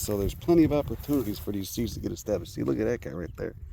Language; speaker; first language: English; native; English